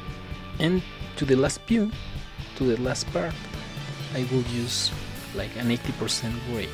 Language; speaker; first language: English; non-native, fluent; Spanish